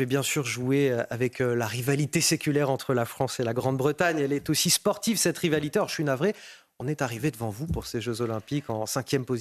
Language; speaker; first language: French; native; French